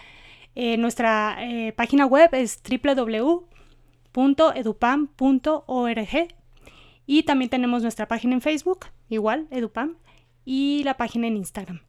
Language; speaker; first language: Spanish; native; Spanish